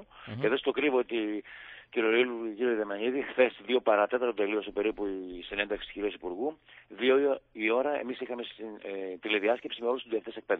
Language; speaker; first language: Greek; native; Greek